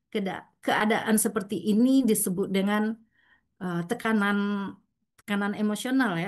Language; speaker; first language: Indonesian; native; Indonesian